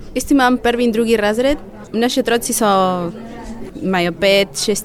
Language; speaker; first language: Slovenian; early bilingual, heritage; Spanish